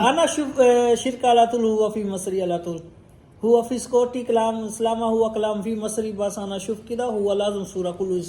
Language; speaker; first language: Arabic; non-native, learner; Urdu